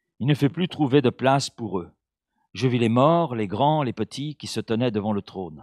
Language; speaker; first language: French; native; French